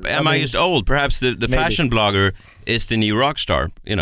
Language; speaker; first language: English; non-native, fluent; Swedish